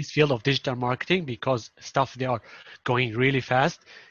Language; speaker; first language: English; non-native, fluent; Arabic